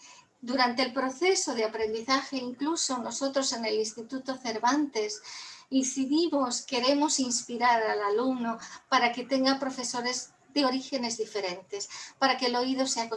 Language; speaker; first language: Spanish; native; Spanish